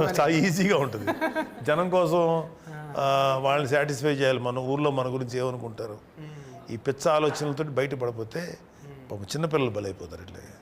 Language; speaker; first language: Telugu; native; Telugu